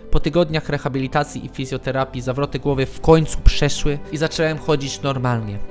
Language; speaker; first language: Polish; early bilingual, other home language; English